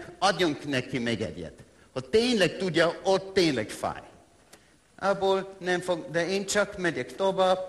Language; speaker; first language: Hungarian; non-native, learner; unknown